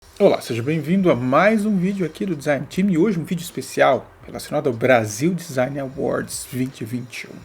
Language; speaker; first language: Portuguese; native; Portuguese